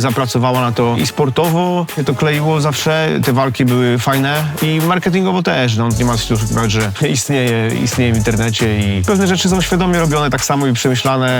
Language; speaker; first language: Polish; native; Polish